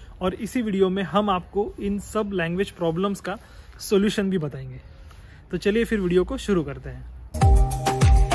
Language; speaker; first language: Hindi; native; Hindi